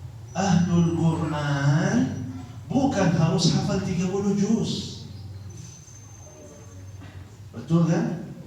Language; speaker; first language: Indonesian; non-native, fluent; Arabic